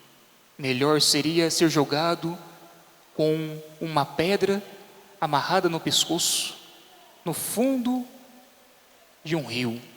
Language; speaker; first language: Portuguese; native; Portuguese